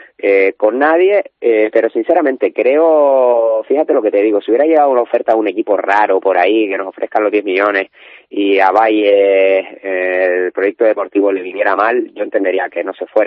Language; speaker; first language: Spanish; native; Spanish